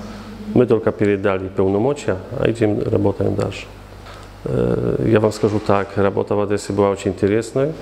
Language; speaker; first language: Russian; non-native, fluent; Polish